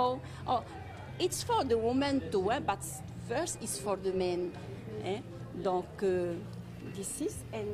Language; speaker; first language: English; non-native, learner; French